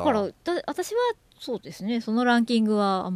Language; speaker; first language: Japanese; native; Japanese